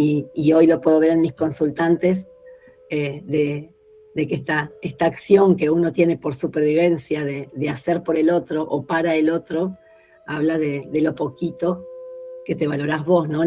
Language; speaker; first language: Spanish; native; Spanish